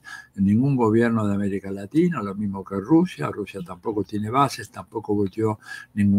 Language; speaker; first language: Spanish; native; Spanish